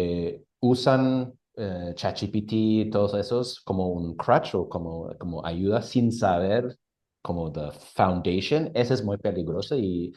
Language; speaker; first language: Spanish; non-native, fluent; English